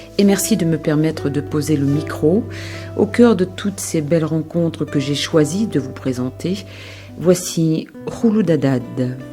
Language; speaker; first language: French; native; French